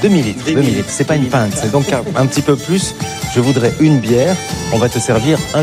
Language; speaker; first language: French; native; French